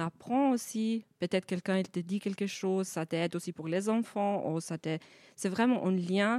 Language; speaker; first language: French; non-native, learner; Albanian